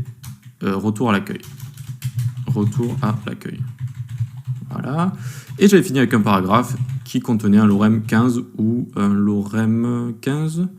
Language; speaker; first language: French; native; French